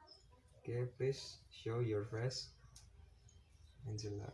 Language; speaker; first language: English; non-native, learner; Indonesian